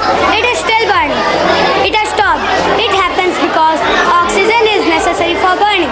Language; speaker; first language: English; non-native, learner; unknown